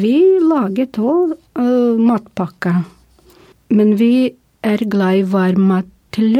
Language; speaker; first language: Norwegian; non-native, fluent; Russian